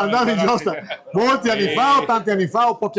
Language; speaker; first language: Italian; native; Italian